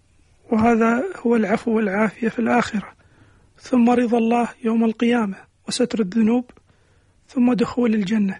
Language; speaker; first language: Arabic; native; Arabic